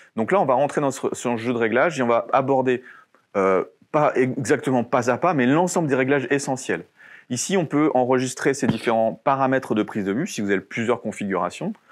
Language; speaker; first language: French; native; French